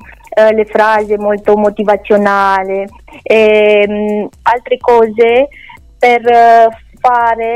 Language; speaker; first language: Italian; non-native, learner; Romanian